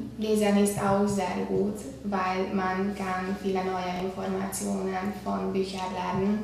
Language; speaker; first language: German; non-native, learner; Hungarian